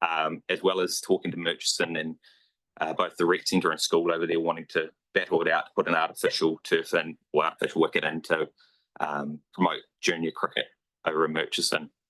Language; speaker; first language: English; native; English